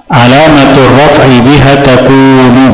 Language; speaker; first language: Arabic; non-native, fluent; Indonesian